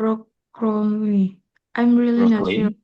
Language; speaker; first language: English; non-native, learner; Indonesian